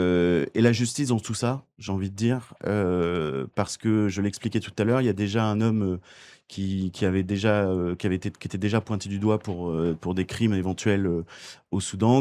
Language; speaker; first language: French; native; French